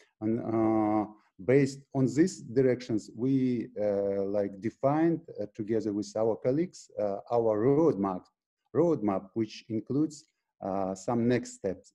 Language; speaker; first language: English; non-native, fluent; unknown